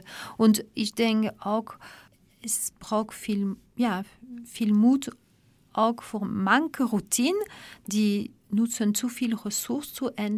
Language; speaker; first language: German; non-native, fluent; French